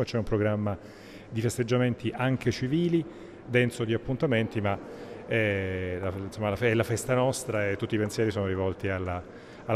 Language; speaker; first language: Italian; native; Italian